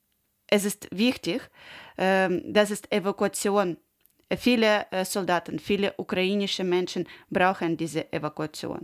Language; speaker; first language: German; non-native, learner; Ukrainian